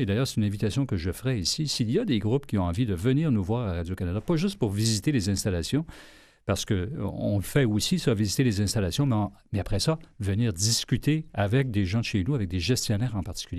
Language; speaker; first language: French; native; French